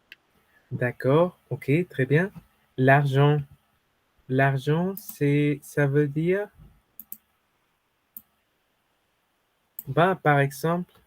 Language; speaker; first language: French; non-native, fluent; Spanish